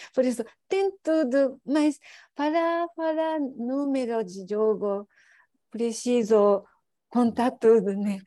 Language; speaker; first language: Portuguese; non-native, learner; Japanese